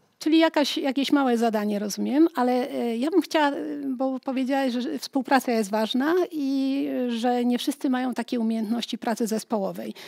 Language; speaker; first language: Polish; native; Polish